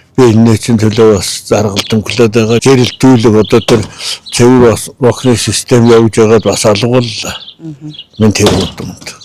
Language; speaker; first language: Mongolian; native; Mongolian